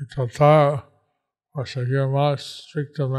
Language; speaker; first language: Spanish; non-native, learner; English